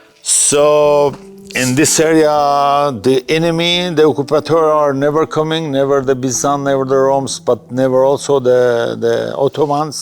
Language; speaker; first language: English; non-native, learner; Albanian